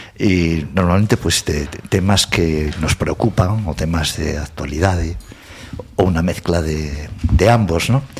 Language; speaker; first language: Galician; non-native, local second language; Spanish